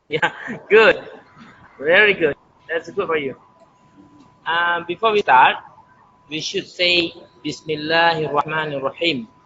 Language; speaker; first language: English; non-native, learner; Indonesian